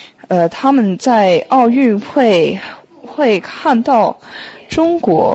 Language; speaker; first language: Chinese; non-native, learner; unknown